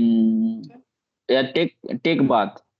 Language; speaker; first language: English; non-native, learner; Hindi